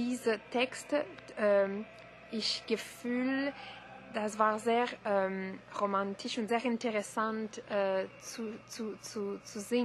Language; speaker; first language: German; non-native, learner; French